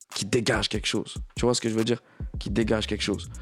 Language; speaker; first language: French; native; French